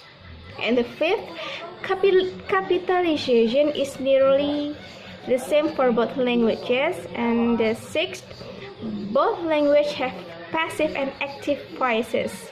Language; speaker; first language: English; non-native, learner; Indonesian